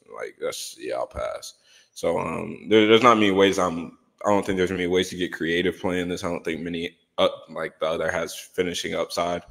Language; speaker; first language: English; native; English